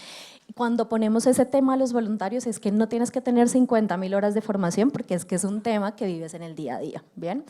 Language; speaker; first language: Spanish; native; Spanish